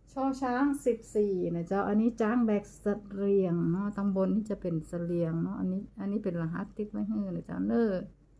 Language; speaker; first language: Thai; native; Thai